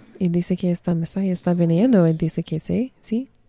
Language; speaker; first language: Spanish; non-native, learner; English